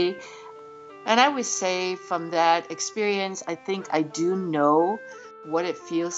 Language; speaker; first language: English; non-native, local second language; Cantonese